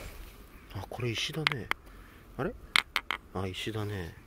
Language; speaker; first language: Japanese; native; Japanese